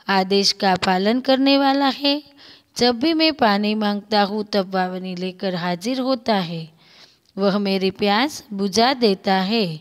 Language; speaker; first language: Hindi; non-native, local second language; Gujarati